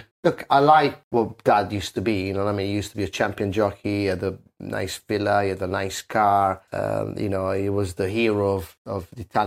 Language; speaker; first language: English; non-native, fluent; Italian